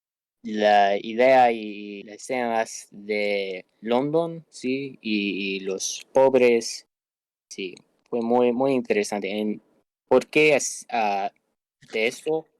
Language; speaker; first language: Spanish; non-native, learner; English